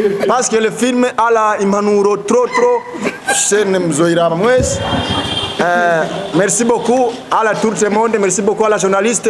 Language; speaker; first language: French; non-native, learner; Rundi